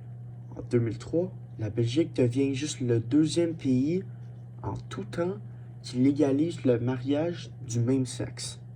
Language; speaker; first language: French; non-native, learner; English